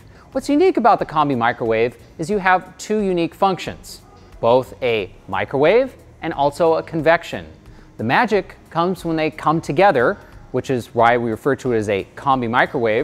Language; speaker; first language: English; native; English